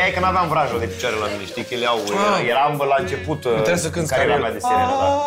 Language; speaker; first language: Romanian; native; Romanian